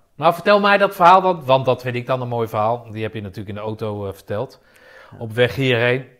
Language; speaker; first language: Dutch; native; Dutch